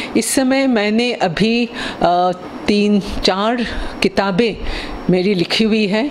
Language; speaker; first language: Hindi; non-native, local second language; Bangla